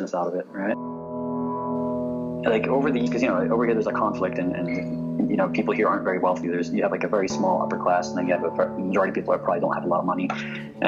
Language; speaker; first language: English; native; English